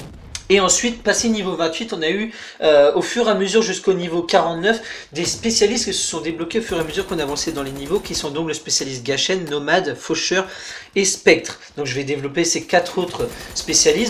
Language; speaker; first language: French; native; French